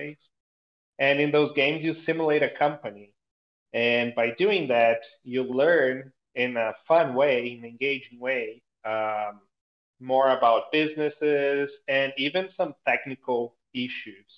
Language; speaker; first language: English; non-native, fluent; Portuguese